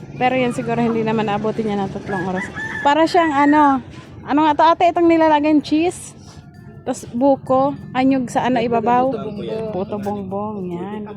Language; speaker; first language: Filipino; non-native, local second language; Bikol